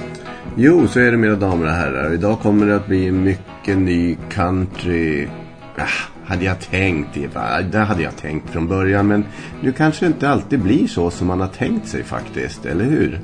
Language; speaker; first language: Swedish; native; Swedish